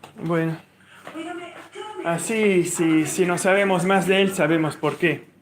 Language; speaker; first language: Spanish; non-native, fluent; Italian